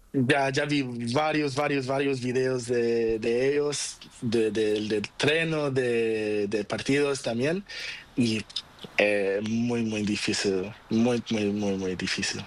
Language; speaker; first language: Spanish; non-native, learner; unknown